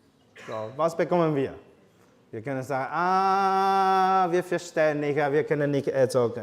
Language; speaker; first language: German; non-native, learner; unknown